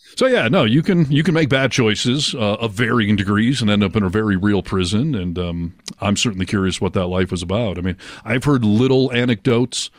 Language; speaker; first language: English; native; English